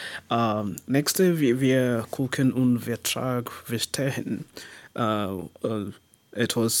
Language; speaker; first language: German; non-native, learner; English